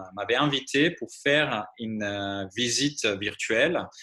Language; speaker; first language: French; non-native, fluent; Greek